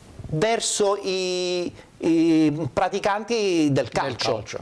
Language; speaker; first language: Italian; native; Italian